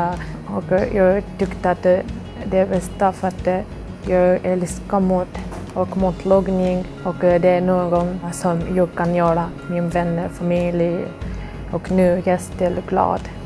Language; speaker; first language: Swedish; non-native, learner; Japanese